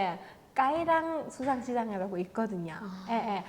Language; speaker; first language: Korean; non-native, fluent; Vietnamese